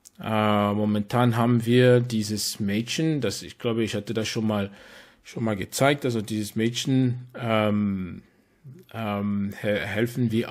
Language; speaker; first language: German; non-native, fluent; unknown